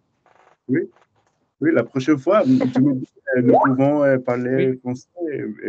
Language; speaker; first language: French; non-native, learner; English